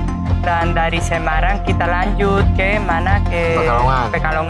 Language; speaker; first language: Indonesian; non-native, fluent; Spanish